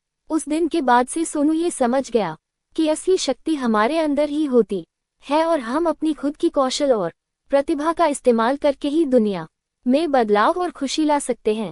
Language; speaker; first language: Hindi; native; Hindi